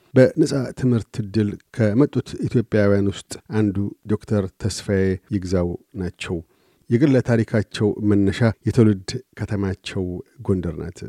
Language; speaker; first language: Amharic; native; Amharic